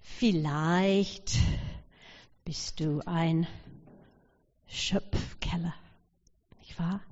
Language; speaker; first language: German; non-native, fluent; English